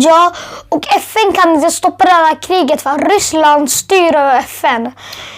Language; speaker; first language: Swedish; early bilingual, other home language; Urdu